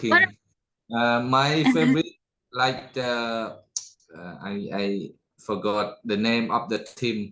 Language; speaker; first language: English; non-native, learner; Khmer